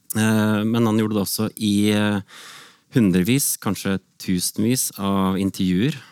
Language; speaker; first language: Norwegian; native; Norwegian